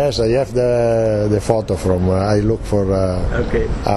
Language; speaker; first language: English; non-native, learner; Italian